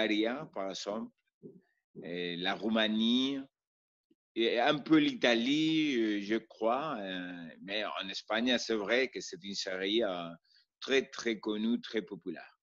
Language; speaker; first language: French; non-native, learner; Spanish